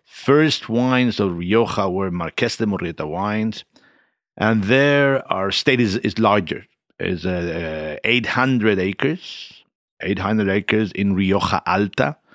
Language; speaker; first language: English; non-native, fluent; Spanish